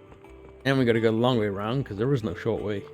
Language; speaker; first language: English; native; English